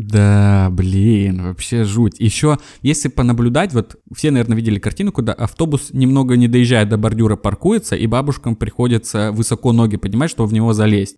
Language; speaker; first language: Russian; native; Russian